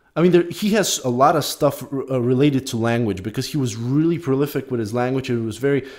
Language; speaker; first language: English; non-native, fluent; Polish